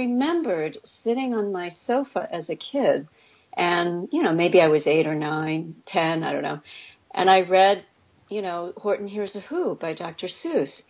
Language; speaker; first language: English; native; English